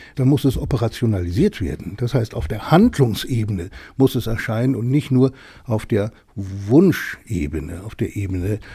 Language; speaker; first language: German; native; German